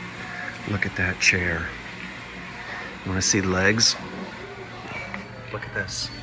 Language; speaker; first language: English; native; English